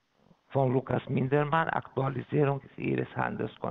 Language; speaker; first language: German; non-native, fluent; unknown